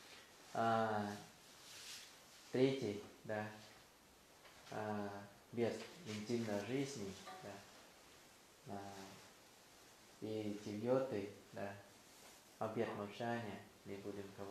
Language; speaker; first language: Russian; non-native, learner; Thai